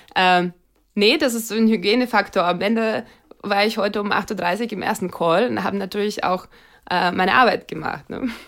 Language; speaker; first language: German; non-native, fluent; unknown